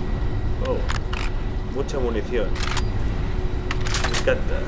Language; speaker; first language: Spanish; native; Spanish